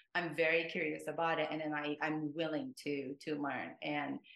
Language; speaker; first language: English; non-native, fluent; Japanese